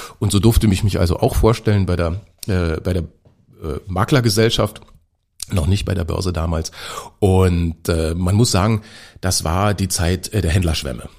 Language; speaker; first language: German; native; German